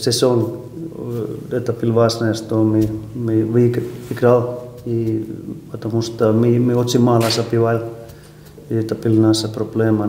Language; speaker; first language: Russian; non-native, learner; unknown